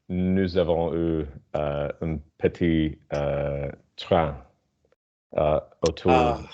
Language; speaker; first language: French; non-native, learner; English